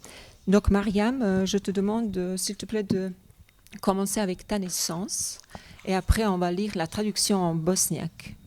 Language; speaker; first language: French; non-native, fluent; Bosnian